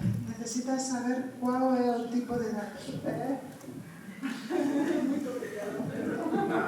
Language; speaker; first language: Portuguese; non-native, fluent; Spanish